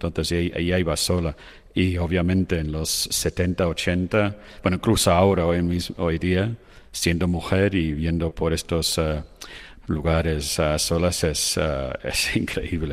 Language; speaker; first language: Spanish; non-native, fluent; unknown